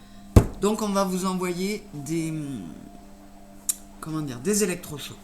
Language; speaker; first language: French; native; French